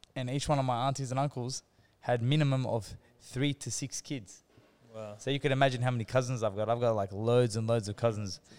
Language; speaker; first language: English; native; English